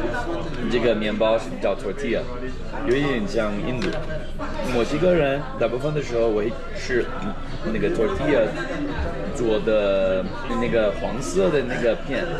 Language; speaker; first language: Chinese; non-native, fluent; English